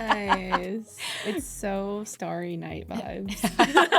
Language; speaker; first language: English; native; English